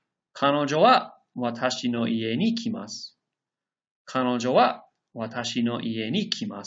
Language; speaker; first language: Japanese; non-native, learner; English